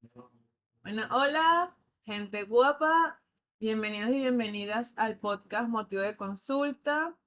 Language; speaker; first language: Spanish; native; Spanish